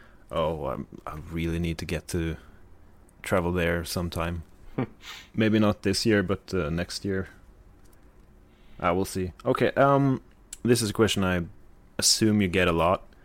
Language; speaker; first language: English; non-native, fluent; Norwegian